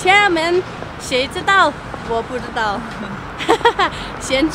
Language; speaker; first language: Chinese; non-native, fluent; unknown